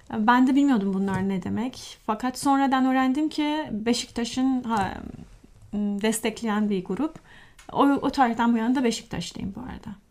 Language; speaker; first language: Turkish; non-native, fluent; Persian